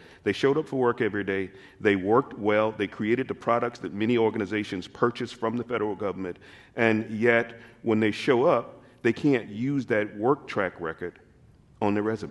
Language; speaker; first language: English; native; English